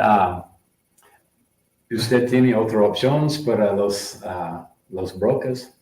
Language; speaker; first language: Spanish; non-native, learner; English